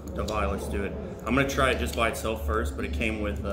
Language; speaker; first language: English; native; English